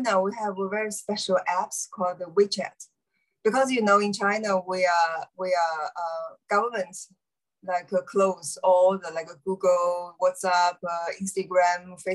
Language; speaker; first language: English; non-native, learner; Chinese